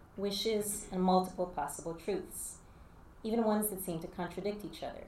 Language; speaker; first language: English; native; English